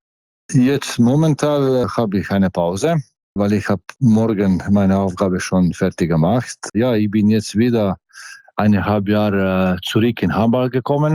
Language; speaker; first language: German; non-native, fluent; Slovenian